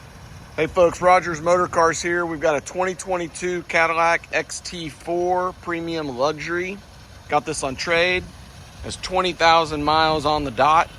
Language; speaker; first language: English; native; English